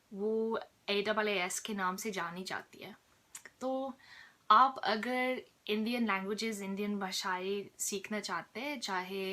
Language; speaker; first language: Hindi; non-native, fluent; English